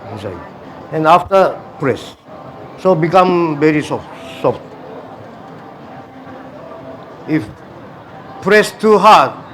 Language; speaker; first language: English; non-native, learner; Japanese